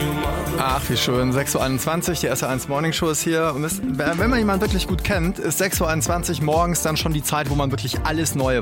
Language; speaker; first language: German; native; German